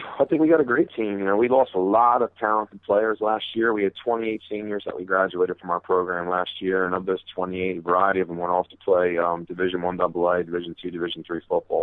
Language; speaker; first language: English; native; English